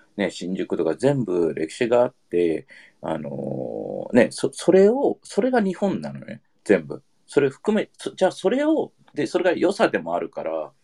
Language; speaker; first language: Japanese; early bilingual, heritage; Japanese